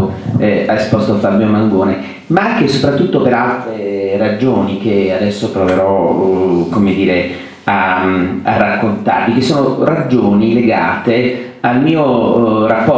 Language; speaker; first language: Italian; native; Italian